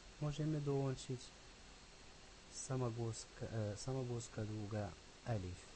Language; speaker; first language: Polish; non-native, learner; Arabic